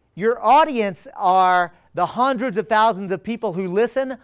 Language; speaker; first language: English; native; English